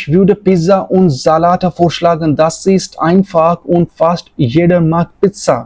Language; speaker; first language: German; non-native, fluent; Hindi